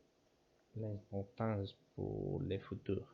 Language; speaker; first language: French; non-native, learner; Spanish